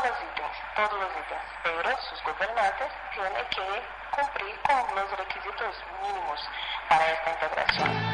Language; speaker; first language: Spanish; non-native, fluent; Portuguese